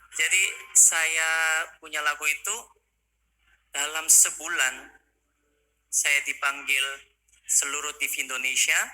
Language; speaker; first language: Indonesian; non-native, fluent; Korean